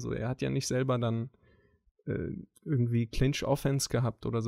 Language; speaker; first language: German; native; German